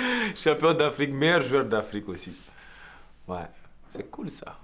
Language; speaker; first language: French; non-native, local second language; Bambara